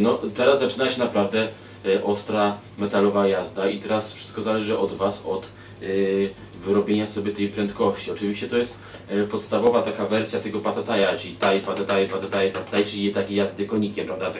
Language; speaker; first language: Polish; native; Polish